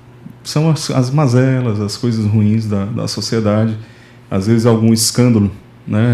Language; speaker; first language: Portuguese; native; Portuguese